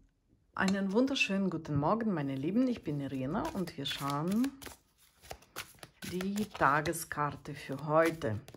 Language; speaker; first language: German; non-native, fluent; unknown